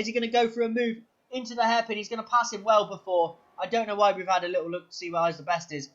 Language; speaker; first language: English; native; English